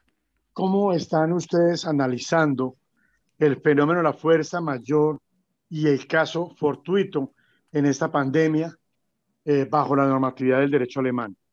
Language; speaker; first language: Spanish; native; Spanish